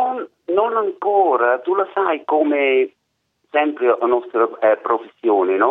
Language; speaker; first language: Italian; non-native, learner; German